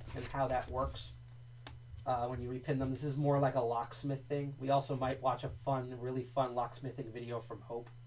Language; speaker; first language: English; native; English